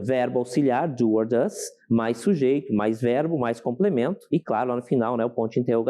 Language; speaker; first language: Portuguese; native; Portuguese